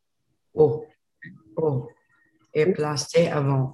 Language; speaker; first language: French; non-native, learner; Spanish